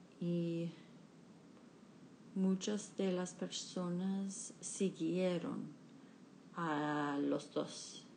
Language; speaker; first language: Spanish; non-native, learner; English